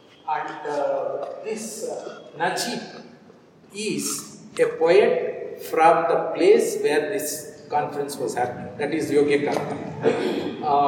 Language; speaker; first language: English; non-native, local second language; Kannada